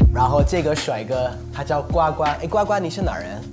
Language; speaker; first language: Chinese; non-native, fluent; English